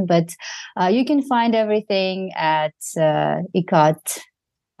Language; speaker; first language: English; non-native, fluent; Russian